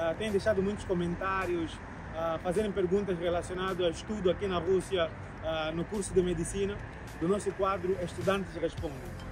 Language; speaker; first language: Portuguese; native; Portuguese